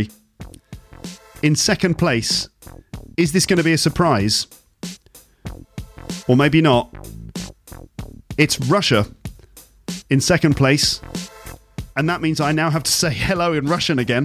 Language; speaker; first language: English; native; English